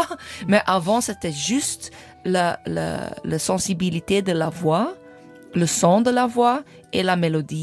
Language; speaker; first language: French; non-native, learner; English